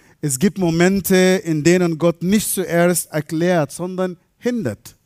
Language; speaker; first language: German; non-native, fluent; Arabic